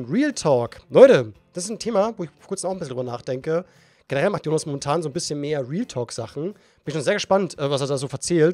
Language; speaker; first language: German; native; German